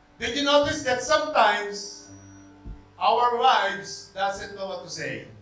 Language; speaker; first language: English; non-native, local second language; Filipino